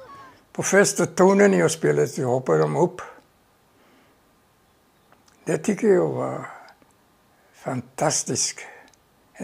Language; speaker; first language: Swedish; non-native, fluent; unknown